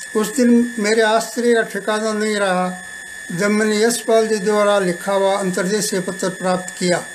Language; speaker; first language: Hindi; native; Hindi